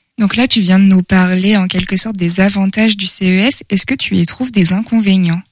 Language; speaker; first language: French; native; French